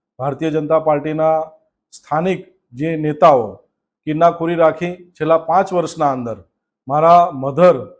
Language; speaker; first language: Gujarati; native; Gujarati